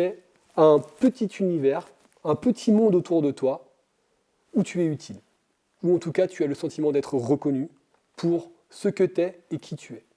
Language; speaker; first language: French; native; French